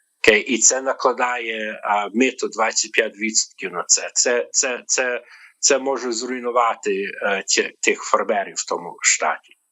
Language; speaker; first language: Ukrainian; early bilingual, heritage; Ukrainian